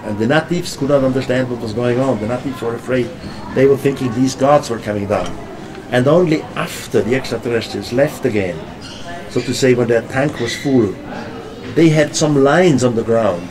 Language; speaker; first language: English; non-native, fluent; German